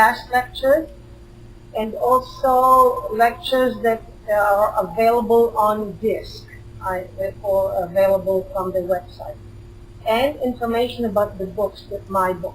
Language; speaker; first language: English; non-native, fluent; Hebrew